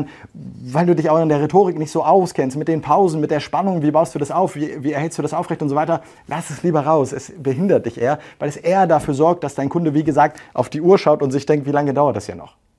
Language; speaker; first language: German; native; German